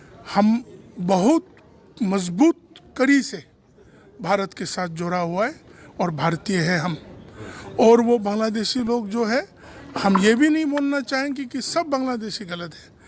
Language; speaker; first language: Hindi; non-native, local second language; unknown